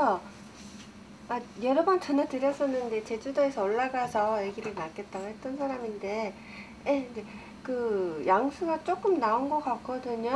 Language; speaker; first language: Korean; non-native, fluent; Japanese